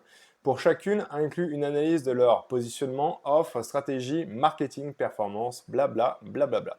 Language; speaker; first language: French; native; French